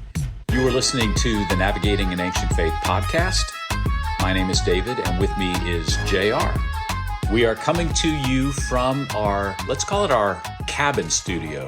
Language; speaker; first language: English; native; English